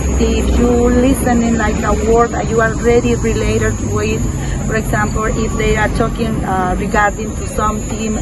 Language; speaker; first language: English; non-native, learner; Spanish